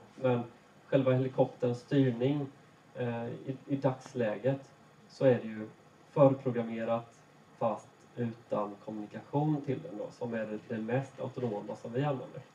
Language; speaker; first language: Swedish; native; Swedish